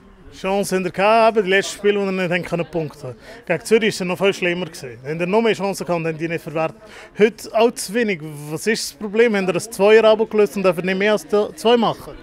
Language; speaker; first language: German; native; German